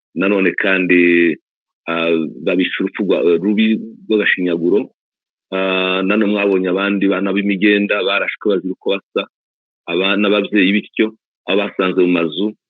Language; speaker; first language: Kinyarwanda; native; Kinyarwanda